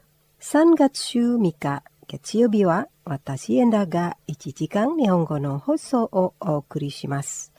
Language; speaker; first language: Japanese; non-native, fluent; Indonesian